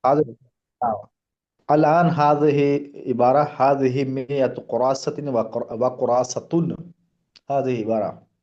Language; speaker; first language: Arabic; non-native, learner; Urdu